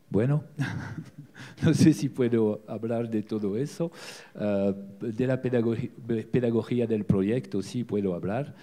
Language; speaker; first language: Spanish; non-native, learner; French